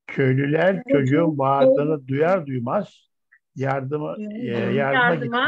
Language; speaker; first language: Turkish; native; Turkish